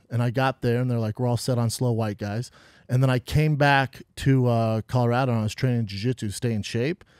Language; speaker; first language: English; native; English